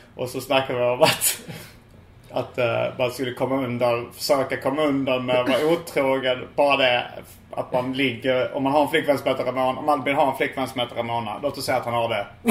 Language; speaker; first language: Swedish; native; Swedish